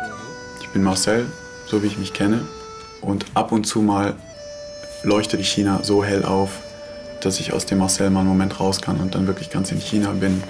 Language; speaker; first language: German; native; German